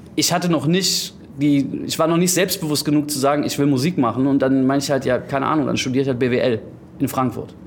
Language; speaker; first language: German; early bilingual, other home language; Greek